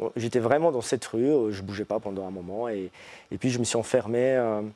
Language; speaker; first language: French; early bilingual, other home language; Italian